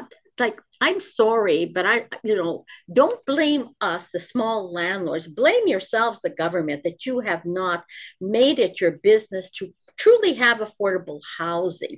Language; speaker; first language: English; native; English